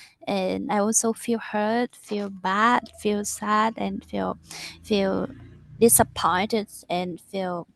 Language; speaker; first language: English; non-native, learner; Vietnamese